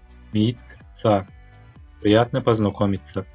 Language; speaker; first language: Russian; non-native, fluent; Turkmen